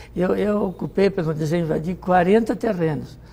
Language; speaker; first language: Portuguese; native; Portuguese